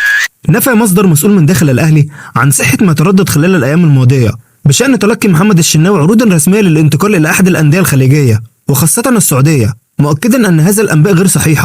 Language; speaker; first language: Arabic; native; Arabic